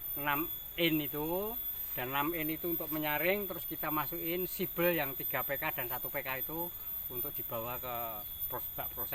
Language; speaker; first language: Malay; non-native, local second language; Javanese